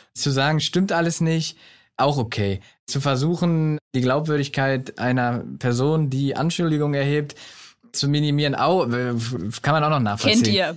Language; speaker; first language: German; native; German